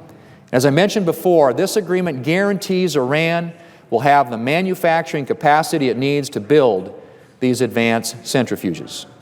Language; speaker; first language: English; native; English